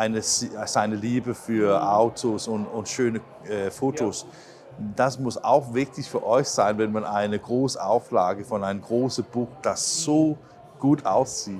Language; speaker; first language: German; non-native, learner; Danish